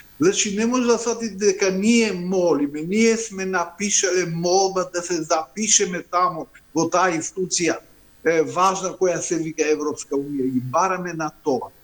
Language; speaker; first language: Macedonian; non-native, local second language; Albanian